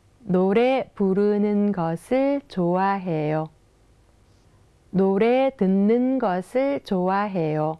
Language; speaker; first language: Korean; non-native, fluent; Thai